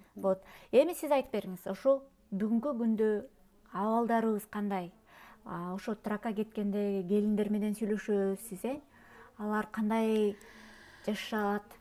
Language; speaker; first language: Kyrgyz; native; Kyrgyz